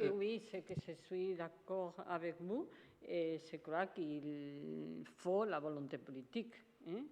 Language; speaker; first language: French; non-native, fluent; Spanish